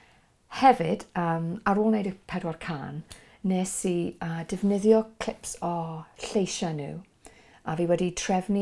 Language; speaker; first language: Welsh; non-native, local second language; English